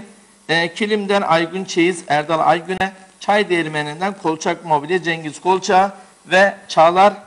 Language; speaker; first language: Turkish; native; Turkish